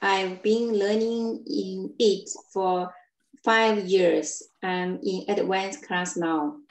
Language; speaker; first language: English; non-native, learner; Chinese